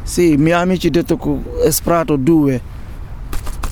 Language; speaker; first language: Italian; non-native, learner; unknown